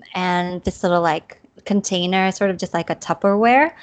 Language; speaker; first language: English; native; English